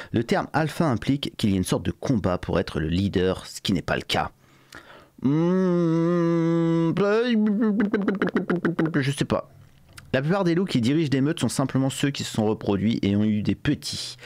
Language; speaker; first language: French; native; French